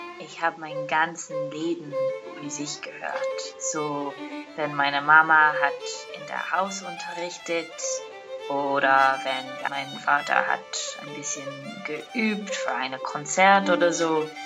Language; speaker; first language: German; non-native, learner; English